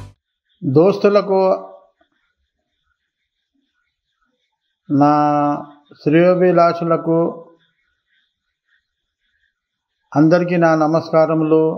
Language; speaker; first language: Telugu; native; Telugu